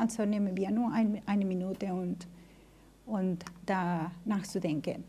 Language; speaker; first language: German; non-native, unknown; Spanish